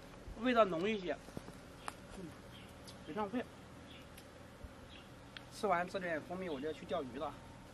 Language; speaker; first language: Chinese; native; Chinese